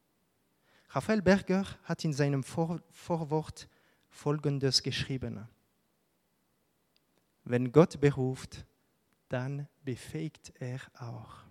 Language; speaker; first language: German; non-native, local second language; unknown